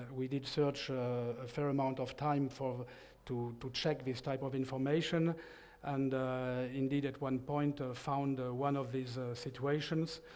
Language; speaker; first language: English; non-native, fluent; French